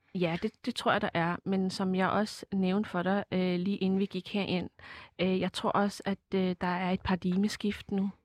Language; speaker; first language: Danish; early bilingual, other home language; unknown